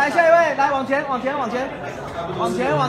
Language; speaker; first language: Chinese; native; Chinese